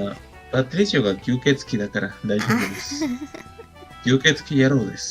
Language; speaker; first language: Japanese; non-native, learner; Spanish